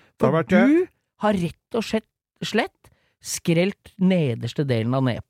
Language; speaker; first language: Norwegian; native; Norwegian